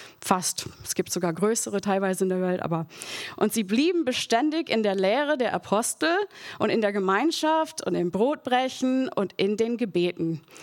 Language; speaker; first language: German; non-native, fluent; English